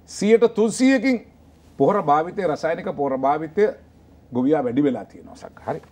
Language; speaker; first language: Sinhala; native; Sinhala